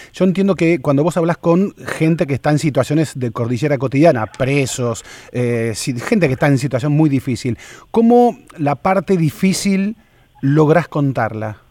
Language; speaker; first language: Spanish; native; Spanish